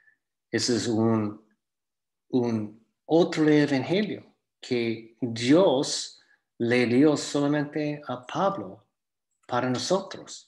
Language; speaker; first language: Spanish; non-native, fluent; English